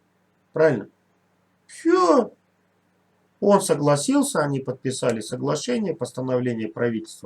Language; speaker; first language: Russian; native; Russian